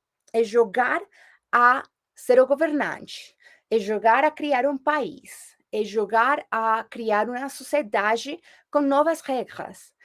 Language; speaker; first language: Portuguese; non-native, fluent; Spanish